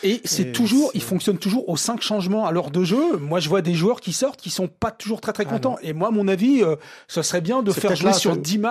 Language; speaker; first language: French; native; French